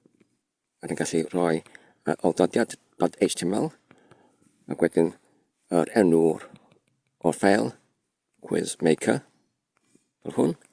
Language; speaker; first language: Welsh; non-native, learner; Polish